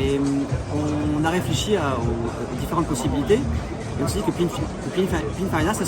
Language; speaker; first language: French; native; French